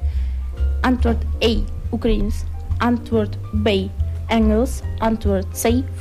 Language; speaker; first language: Dutch; early bilingual, other home language; Ukrainian